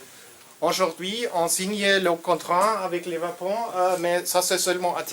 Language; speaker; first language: French; non-native, learner; German